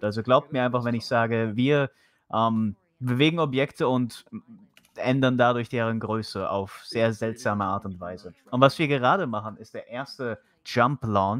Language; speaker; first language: German; native; German